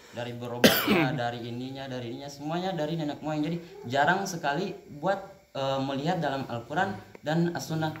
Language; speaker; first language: Indonesian; native; Indonesian